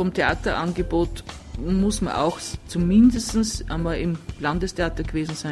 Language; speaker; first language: German; native; German